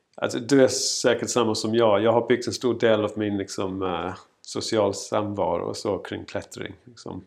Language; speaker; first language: Swedish; non-native, fluent; English